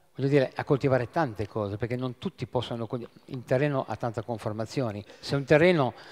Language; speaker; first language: Italian; native; Italian